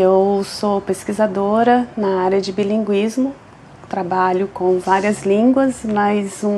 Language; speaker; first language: Portuguese; non-native, fluent; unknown